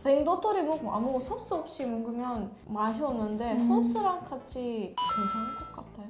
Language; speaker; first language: Korean; non-native, learner; Russian